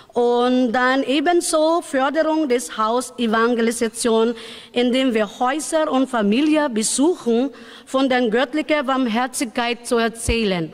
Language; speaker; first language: German; non-native, learner; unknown